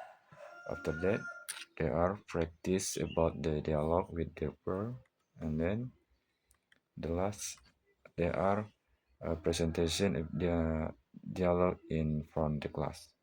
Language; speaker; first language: English; non-native, learner; Indonesian